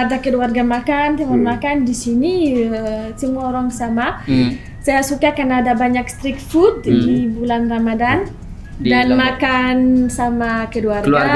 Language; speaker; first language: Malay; non-native, learner; French